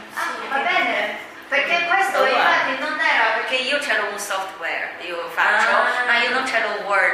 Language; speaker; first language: Italian; non-native, fluent; Chinese